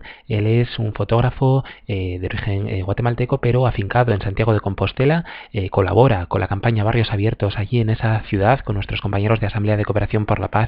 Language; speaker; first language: Spanish; native; Spanish